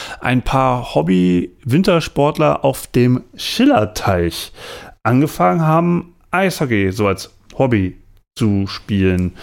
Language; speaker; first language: German; native; German